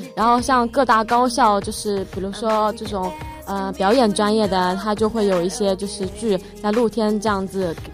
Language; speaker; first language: Chinese; native; Chinese